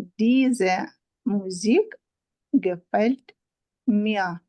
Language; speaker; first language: German; non-native, learner; Ukrainian